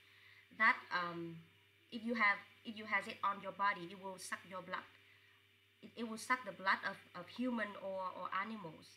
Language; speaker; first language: English; non-native, fluent; Vietnamese